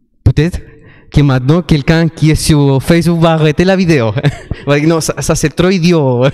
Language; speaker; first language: French; non-native, fluent; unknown